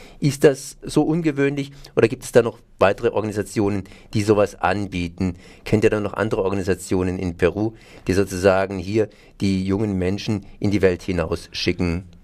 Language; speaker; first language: German; native; German